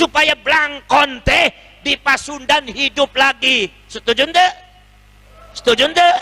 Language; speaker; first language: Indonesian; non-native, local second language; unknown